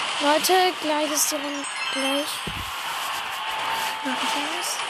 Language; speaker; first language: German; native; German